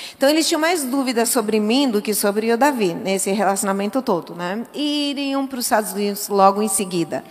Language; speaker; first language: Portuguese; early bilingual, other home language; English